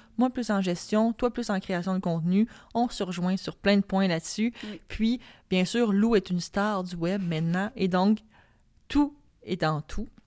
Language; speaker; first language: French; native; French